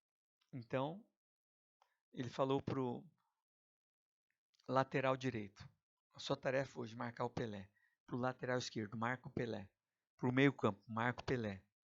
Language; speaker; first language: Portuguese; native; Portuguese